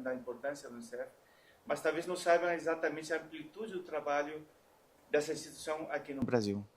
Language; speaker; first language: Portuguese; non-native, fluent; Spanish